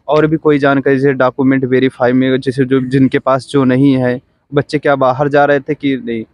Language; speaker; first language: Hindi; native; Hindi